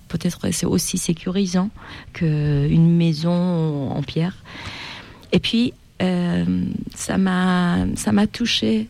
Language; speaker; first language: French; non-native, fluent; Persian